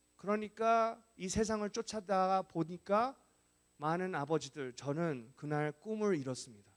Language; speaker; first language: Korean; non-native, fluent; English